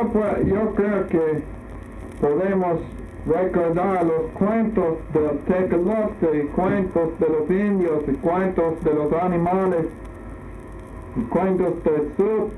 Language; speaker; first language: Spanish; non-native, learner; English